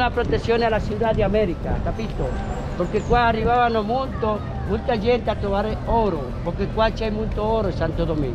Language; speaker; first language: Italian; non-native, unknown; Spanish